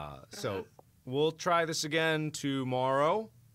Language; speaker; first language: English; native; English